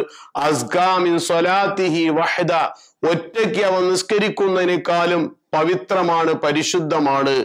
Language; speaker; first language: Malayalam; native; Malayalam